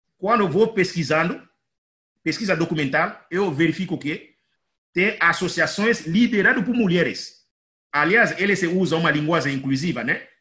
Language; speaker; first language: Portuguese; non-native, fluent; Lingala